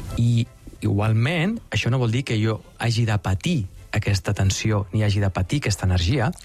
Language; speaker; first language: Catalan; native; Catalan